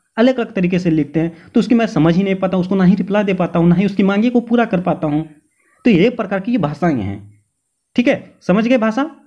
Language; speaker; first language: Hindi; native; Hindi